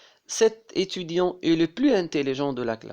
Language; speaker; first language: French; non-native, local second language; Arabic